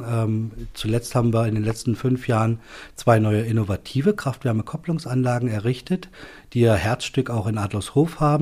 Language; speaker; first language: German; native; German